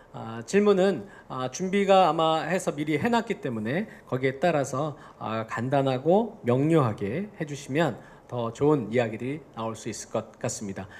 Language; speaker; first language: Korean; native; Korean